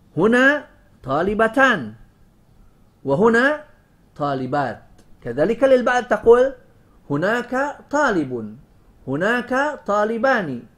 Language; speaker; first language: Arabic; non-native, fluent; Indonesian